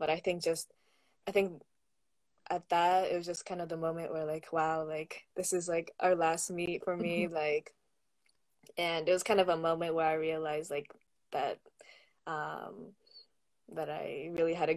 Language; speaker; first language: English; native; English